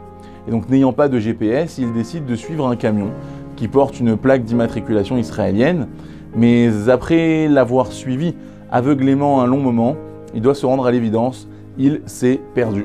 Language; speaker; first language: French; native; French